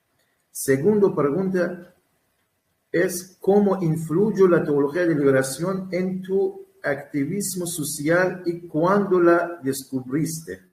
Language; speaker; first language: Spanish; non-native, learner; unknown